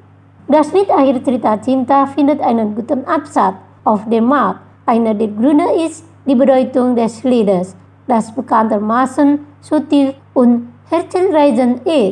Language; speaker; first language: German; non-native, fluent; Indonesian